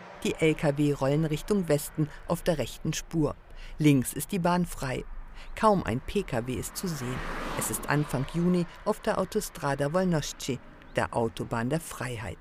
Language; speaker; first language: German; native; German